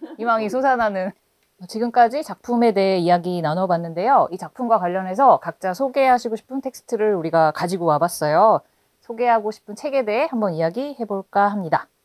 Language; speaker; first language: Korean; native; Korean